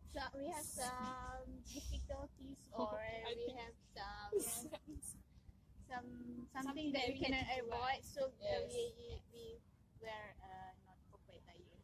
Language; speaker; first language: English; non-native, learner; Malay